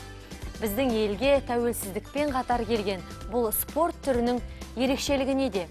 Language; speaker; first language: Kazakh; native; Kazakh